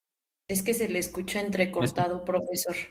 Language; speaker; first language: Spanish; native; Spanish